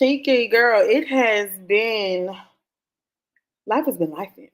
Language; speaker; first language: English; native; English